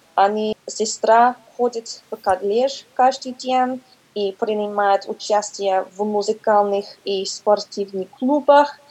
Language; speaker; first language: Russian; non-native, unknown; English